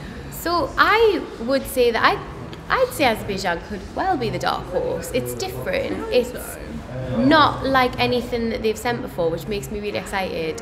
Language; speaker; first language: English; native; English